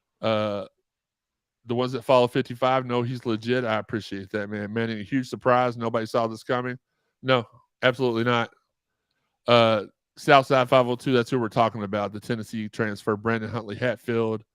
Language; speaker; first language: English; native; English